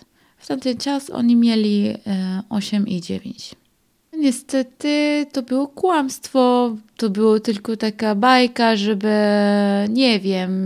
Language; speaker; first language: Polish; non-native, learner; Arabic